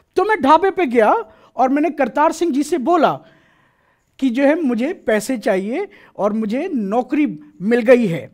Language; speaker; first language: Hindi; native; Hindi